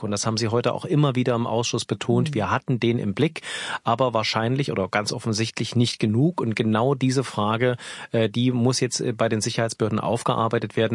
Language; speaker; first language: German; native; German